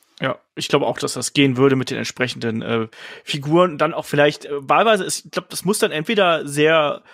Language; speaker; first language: German; native; German